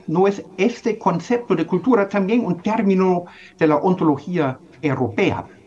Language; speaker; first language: Spanish; non-native, fluent; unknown